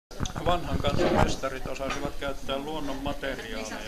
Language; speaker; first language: Finnish; native; Finnish